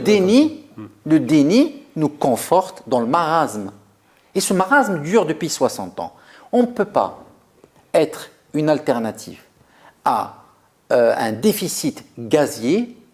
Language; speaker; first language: French; non-native, local second language; Arabic